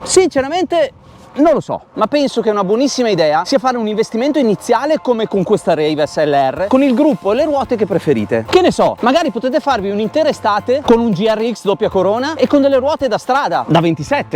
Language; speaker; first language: Italian; native; Italian